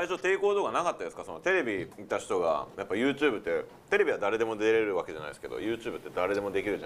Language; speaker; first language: Japanese; native; Japanese